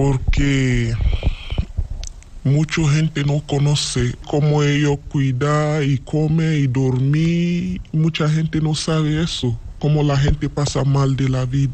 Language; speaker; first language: Spanish; non-native, learner; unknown